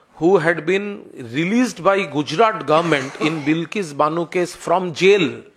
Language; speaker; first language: English; non-native, local second language; Bangla